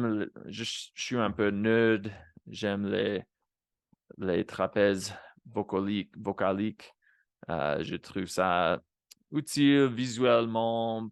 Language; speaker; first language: French; non-native, fluent; Spanish